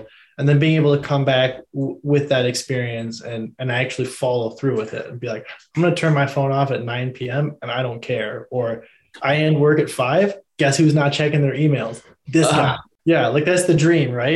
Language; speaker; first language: English; native; English